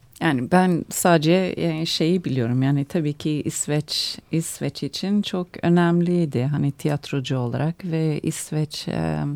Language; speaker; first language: Turkish; early bilingual, heritage; Turkish